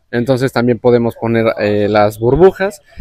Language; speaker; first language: Spanish; native; Spanish